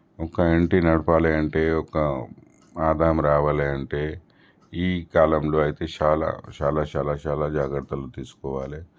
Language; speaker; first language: Telugu; non-native, local second language; Urdu